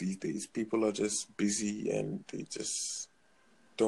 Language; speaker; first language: English; non-native, local second language; Akan